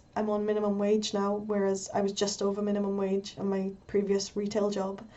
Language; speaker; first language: English; native; English